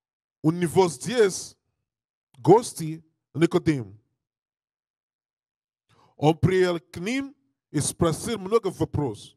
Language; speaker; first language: Russian; non-native, learner; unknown